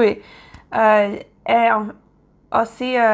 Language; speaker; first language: French; non-native, learner; English